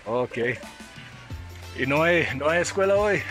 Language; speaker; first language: Spanish; non-native, fluent; English